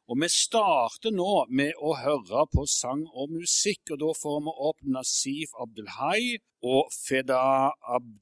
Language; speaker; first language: Norwegian; native; Norwegian